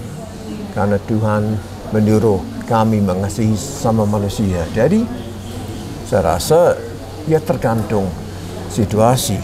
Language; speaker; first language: Indonesian; non-native, fluent; English